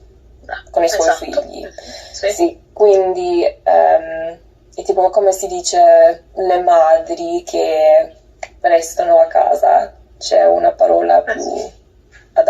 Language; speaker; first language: Italian; non-native, learner; English